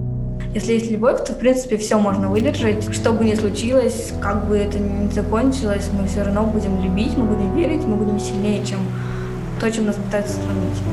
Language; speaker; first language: Russian; native; Russian